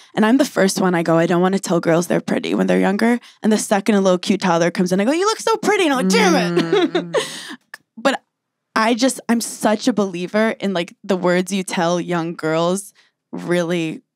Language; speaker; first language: English; native; English